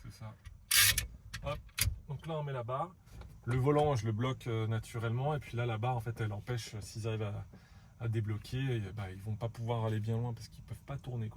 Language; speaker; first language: French; native; French